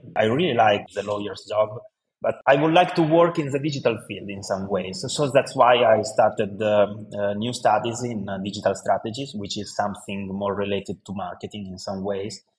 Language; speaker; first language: English; non-native, fluent; Italian